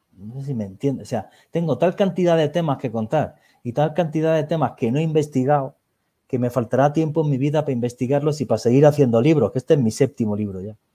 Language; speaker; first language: Spanish; native; Spanish